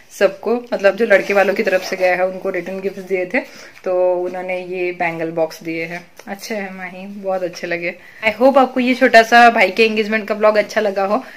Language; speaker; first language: Hindi; native; Hindi